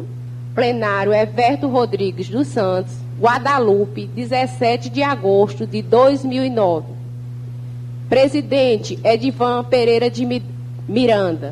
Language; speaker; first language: Portuguese; native; Portuguese